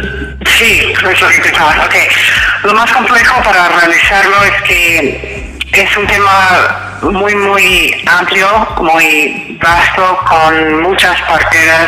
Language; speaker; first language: Spanish; non-native, fluent; English